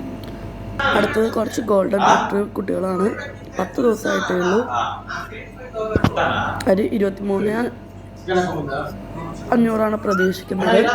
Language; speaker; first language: Malayalam; native; Malayalam